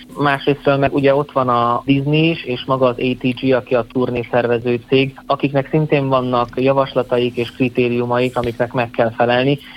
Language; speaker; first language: Hungarian; native; Hungarian